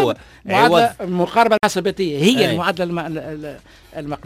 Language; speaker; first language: Arabic; native; Arabic